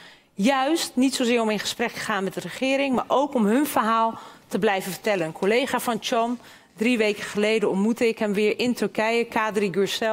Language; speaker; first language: Dutch; early bilingual, other home language; Hungarian